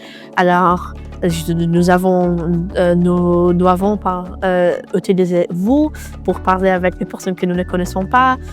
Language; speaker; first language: French; non-native, fluent; Portuguese